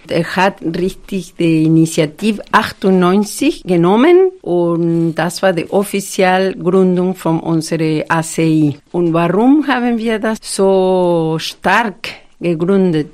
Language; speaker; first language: German; non-native, fluent; Spanish